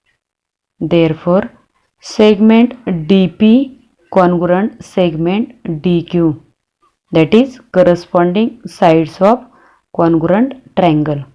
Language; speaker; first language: English; non-native, local second language; Marathi